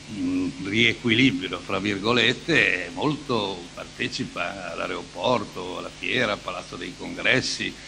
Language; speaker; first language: Italian; native; Italian